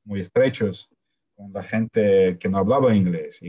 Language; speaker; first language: Spanish; non-native, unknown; Russian